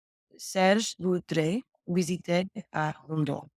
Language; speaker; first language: French; non-native, learner; English